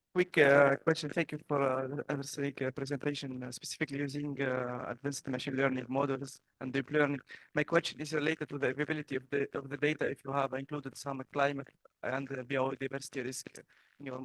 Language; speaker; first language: English; non-native, fluent; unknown